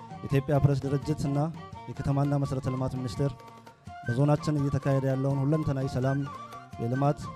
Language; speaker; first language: Amharic; non-native, local second language; Oromo